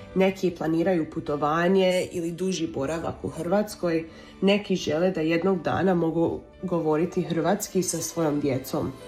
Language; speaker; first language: Croatian; early bilingual, heritage; Croatian